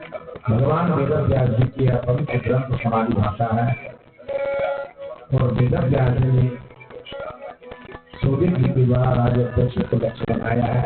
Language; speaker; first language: Hindi; native; Hindi